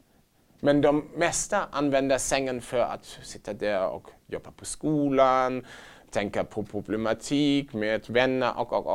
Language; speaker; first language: Swedish; non-native, fluent; German